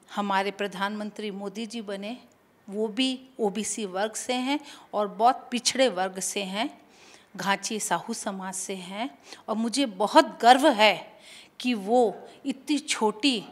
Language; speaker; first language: Hindi; native; Hindi